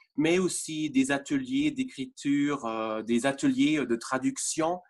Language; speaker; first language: French; non-native, fluent; German